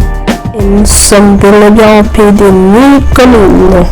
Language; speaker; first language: French; non-native, local second language; Rundi